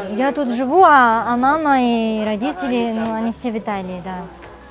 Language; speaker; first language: Russian; non-native, fluent; Italian